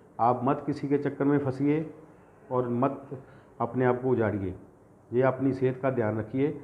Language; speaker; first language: Hindi; non-native, local second language; Punjabi